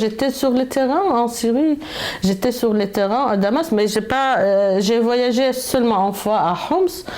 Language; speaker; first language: French; non-native, fluent; Arabic